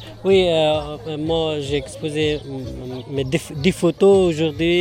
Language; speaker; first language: French; non-native, learner; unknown